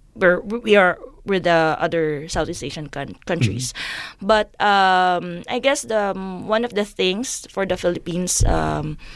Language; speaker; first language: English; non-native, local second language; Filipino